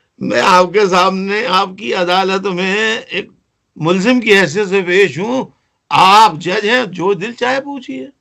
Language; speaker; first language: Urdu; native; Urdu